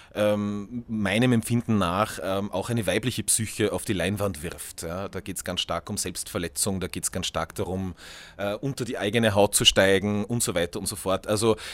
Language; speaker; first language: German; native; German